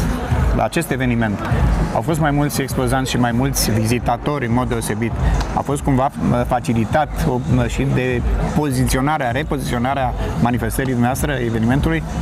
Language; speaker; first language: Romanian; native; Romanian